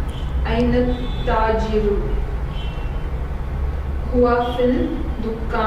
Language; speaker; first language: Arabic; non-native, learner; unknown